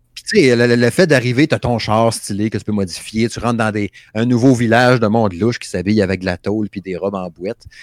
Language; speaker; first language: French; native; French